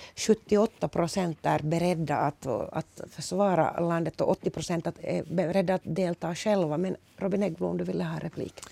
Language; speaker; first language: Swedish; native; Swedish